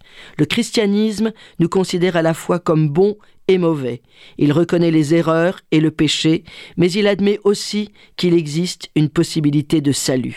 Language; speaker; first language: French; native; French